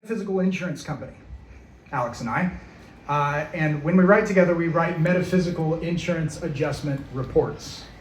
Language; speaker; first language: English; native; English